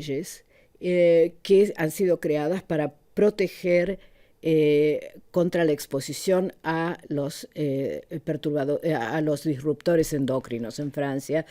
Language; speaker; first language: Spanish; native; Spanish